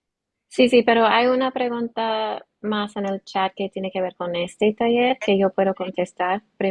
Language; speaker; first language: Spanish; non-native, learner; English